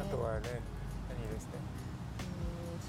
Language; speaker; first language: Japanese; non-native, learner; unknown